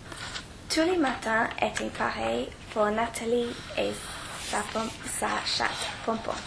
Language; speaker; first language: French; non-native, learner; English